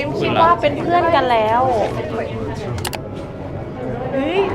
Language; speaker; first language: Thai; native; Thai